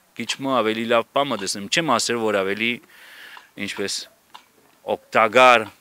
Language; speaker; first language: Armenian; early bilingual, heritage; Armenian